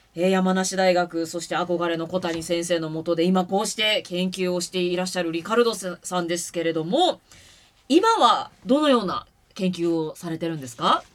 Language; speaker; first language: Japanese; native; Japanese